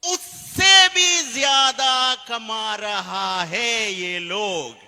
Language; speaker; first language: Hindi; non-native, fluent; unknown